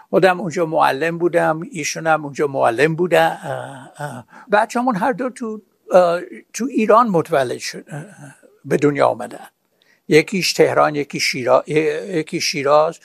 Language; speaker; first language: Persian; non-native, fluent; English